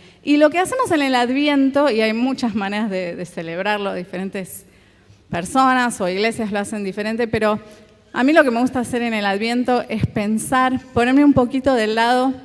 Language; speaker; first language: Spanish; native; Spanish